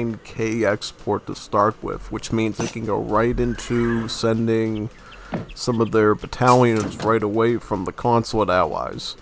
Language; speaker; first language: English; native; English